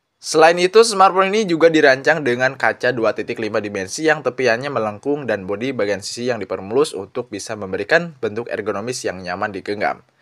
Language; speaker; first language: Indonesian; non-native, local second language; Sundanese